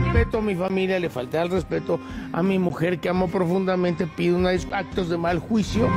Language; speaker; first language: Spanish; native; Spanish